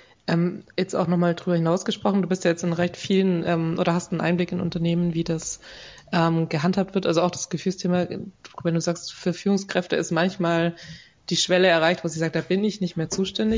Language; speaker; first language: German; native; German